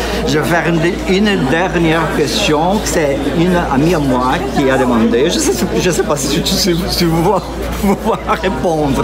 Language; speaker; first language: French; non-native, learner; Portuguese